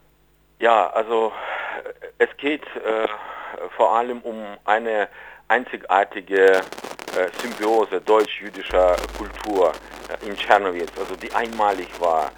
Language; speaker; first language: German; non-native, fluent; Ukrainian